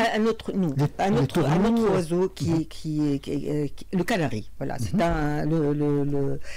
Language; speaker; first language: French; non-native, local second language; Arabic